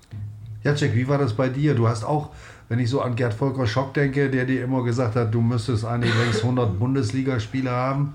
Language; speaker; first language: German; native; German